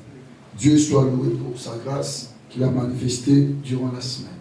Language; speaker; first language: French; non-native, local second language; Lingala